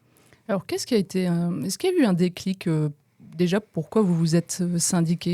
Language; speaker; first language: French; native; French